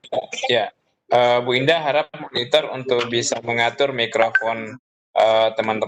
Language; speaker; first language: Indonesian; native; Indonesian